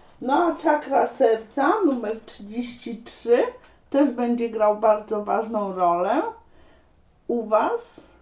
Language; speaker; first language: Polish; native; Polish